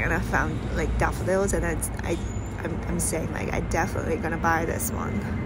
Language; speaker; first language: English; non-native, fluent; Chinese